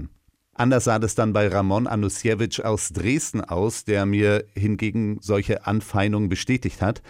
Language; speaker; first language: German; native; German